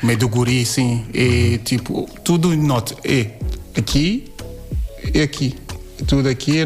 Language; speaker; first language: Portuguese; non-native, learner; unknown